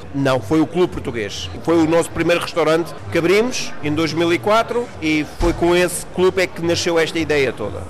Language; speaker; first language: Portuguese; early bilingual, heritage; Portuguese